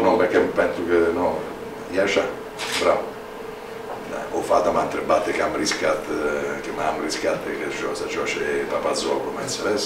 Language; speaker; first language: Romanian; non-native, fluent; Italian